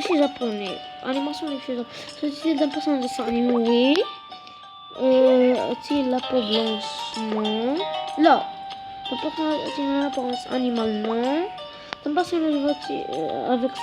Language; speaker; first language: French; non-native, local second language; Arabic